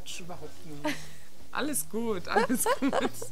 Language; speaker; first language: German; native; German